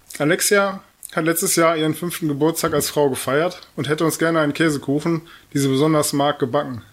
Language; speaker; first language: German; native; German